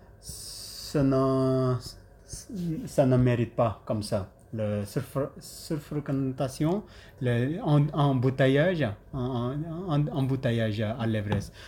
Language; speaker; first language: French; non-native, learner; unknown